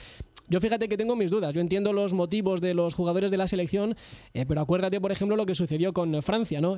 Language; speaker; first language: Spanish; native; Spanish